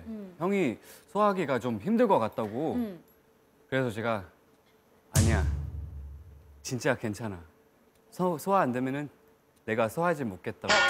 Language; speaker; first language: Korean; non-native, fluent; Thai